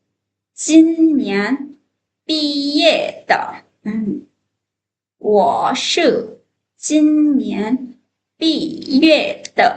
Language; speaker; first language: Chinese; non-native, fluent; Lao